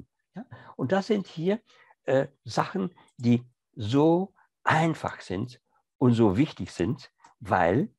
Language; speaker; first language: German; non-native, fluent; French